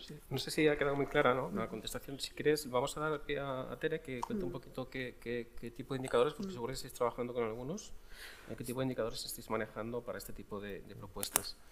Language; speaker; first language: Spanish; native; Spanish